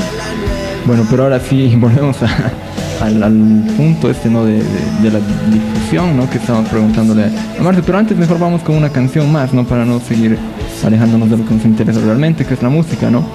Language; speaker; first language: Spanish; native; Spanish